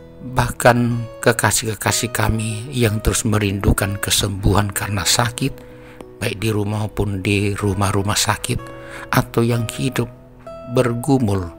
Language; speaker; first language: Indonesian; native; Indonesian